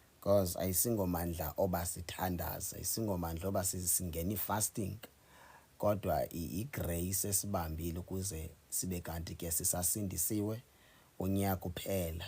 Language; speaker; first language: Zulu; non-native, local second language; Xhosa